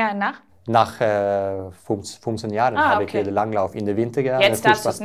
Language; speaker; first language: German; non-native, learner; Norwegian